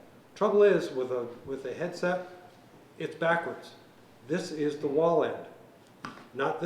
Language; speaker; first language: English; native; English